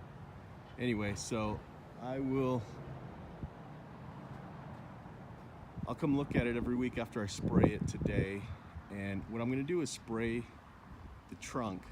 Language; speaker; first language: English; native; English